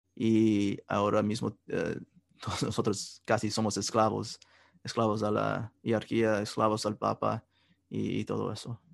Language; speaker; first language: Spanish; non-native, fluent; English